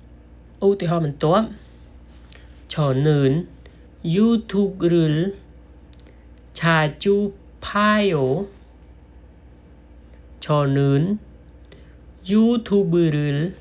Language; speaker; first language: Korean; non-native, learner; Khmer